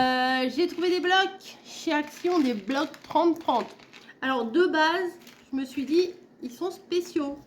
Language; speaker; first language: French; native; French